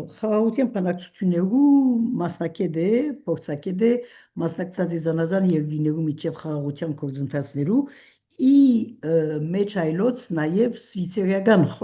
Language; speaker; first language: Armenian; early bilingual, heritage; Armenian